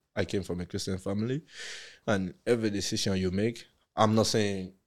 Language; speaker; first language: English; non-native, local second language; Yoruba